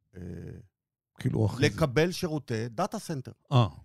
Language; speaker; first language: Hebrew; native; Hebrew